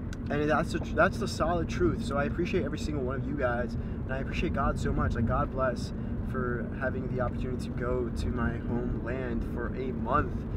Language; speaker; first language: English; early bilingual, other home language; Turkish